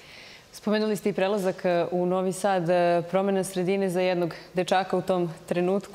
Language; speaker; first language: Serbian; native; Serbian